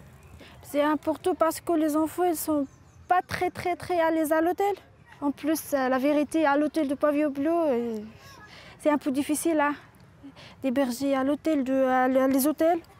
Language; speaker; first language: French; non-native, fluent; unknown